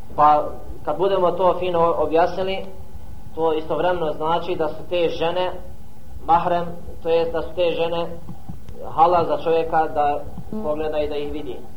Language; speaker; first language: Bosnian; non-native, fluent; Arabic